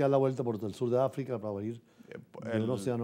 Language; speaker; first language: Spanish; native; Spanish